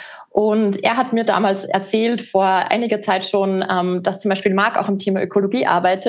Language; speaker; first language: German; native; German